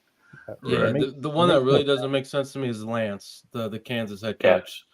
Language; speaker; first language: English; native; English